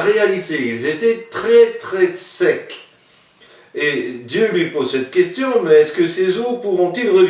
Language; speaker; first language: French; native; French